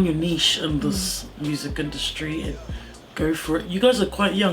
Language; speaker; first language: English; native; English